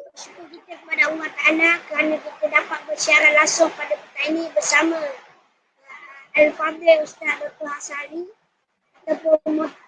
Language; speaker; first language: Malay; native; Malay